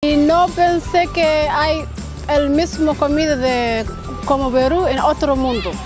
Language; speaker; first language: Spanish; non-native, learner; Somali